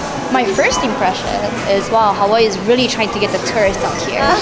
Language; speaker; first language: English; non-native, fluent; Japanese